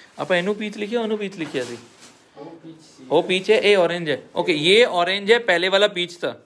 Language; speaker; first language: Hindi; non-native, local second language; Punjabi